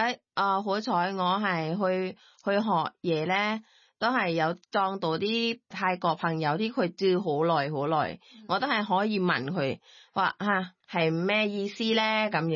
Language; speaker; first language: Cantonese; non-native, learner; Thai